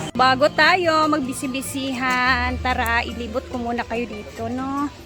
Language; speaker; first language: Filipino; non-native, local second language; Cebuano